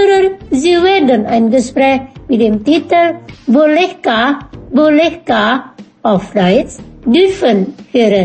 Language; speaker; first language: German; non-native, fluent; Indonesian